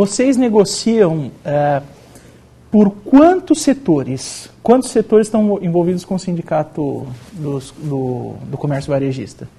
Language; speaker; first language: Portuguese; native; Portuguese